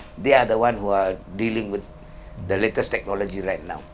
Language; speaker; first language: English; non-native, local second language; Tamil